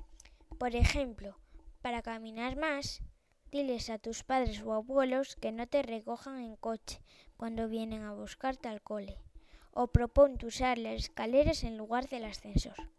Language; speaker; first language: Spanish; native; Spanish